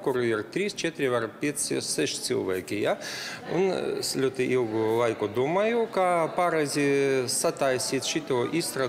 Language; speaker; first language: Latvian; non-native, local second language; Russian